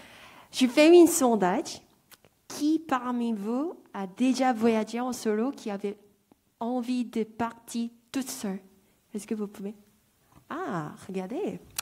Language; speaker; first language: French; non-native, fluent; Korean